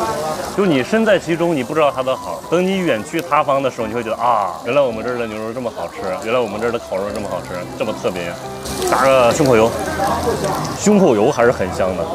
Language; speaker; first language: Chinese; native; Chinese